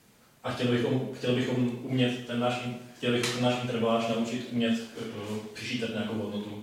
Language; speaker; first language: Czech; native; Czech